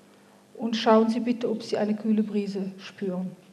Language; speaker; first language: German; native; German